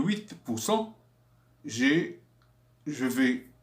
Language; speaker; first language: French; non-native, fluent; Arabic